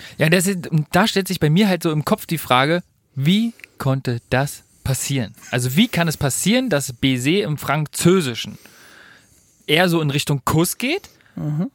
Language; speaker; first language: German; native; German